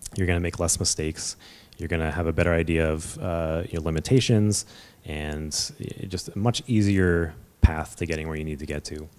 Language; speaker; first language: English; native; English